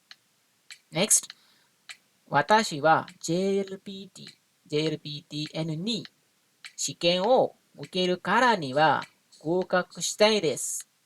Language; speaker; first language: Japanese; non-native, fluent; Marathi